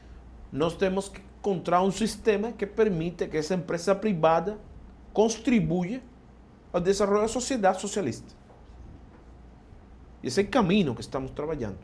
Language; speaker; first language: Portuguese; non-native, fluent; Spanish